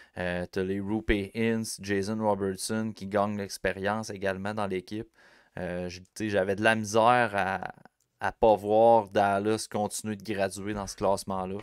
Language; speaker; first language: French; native; French